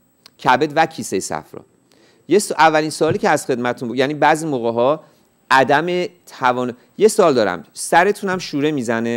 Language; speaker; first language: Persian; native; Persian